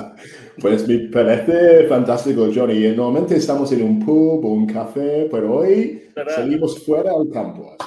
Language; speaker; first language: Spanish; non-native, fluent; English